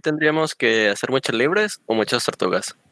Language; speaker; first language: Spanish; native; Spanish